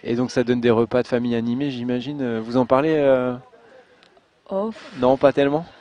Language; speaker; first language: French; native; French